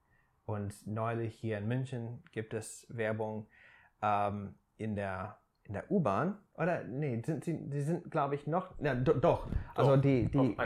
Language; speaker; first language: German; non-native, fluent; English